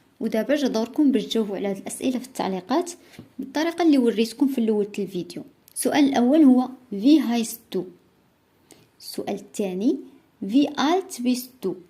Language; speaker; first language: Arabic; native; Arabic